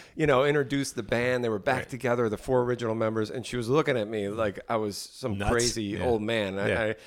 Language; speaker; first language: English; native; English